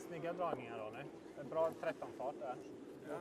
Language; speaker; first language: Swedish; native; Swedish